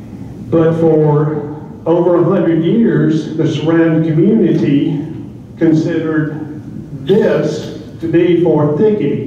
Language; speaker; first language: English; native; English